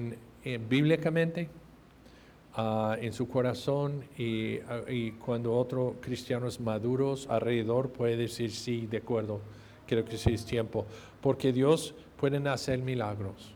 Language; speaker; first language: Spanish; non-native, fluent; English